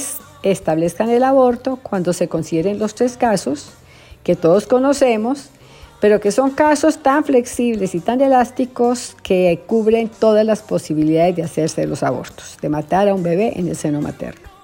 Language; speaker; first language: Spanish; native; Spanish